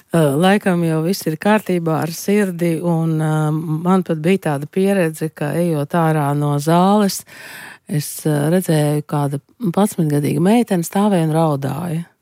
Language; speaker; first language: Latvian; native; Latvian